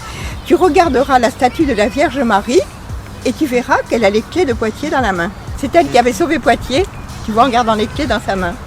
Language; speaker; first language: French; native; French